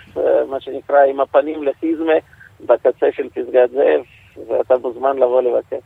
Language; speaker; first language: Hebrew; non-native, fluent; Russian